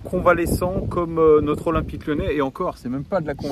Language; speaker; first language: French; native; French